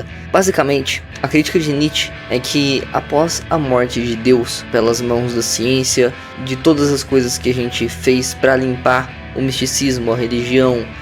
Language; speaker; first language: Portuguese; native; Portuguese